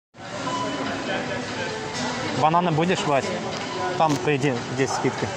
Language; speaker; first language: Russian; non-native, learner; Azerbaijani